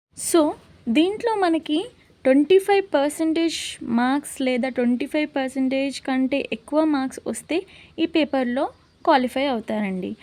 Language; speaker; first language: Telugu; non-native, local second language; Lambadi